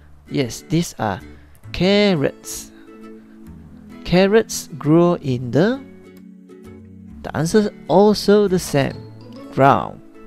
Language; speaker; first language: English; non-native, local second language; Chinese